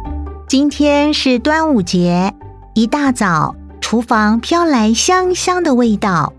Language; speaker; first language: Chinese; native; Chinese